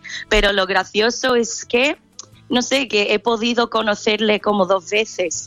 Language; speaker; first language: Spanish; non-native, fluent; English